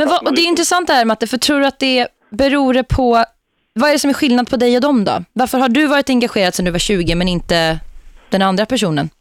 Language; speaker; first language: Swedish; native; Swedish